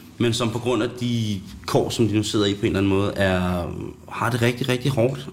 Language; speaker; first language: Danish; native; Danish